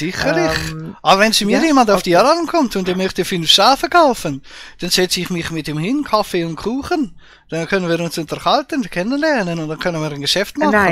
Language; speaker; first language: German; native; German